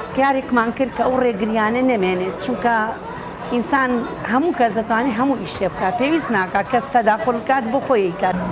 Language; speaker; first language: Central Kurdish; non-native, local second language; Gurani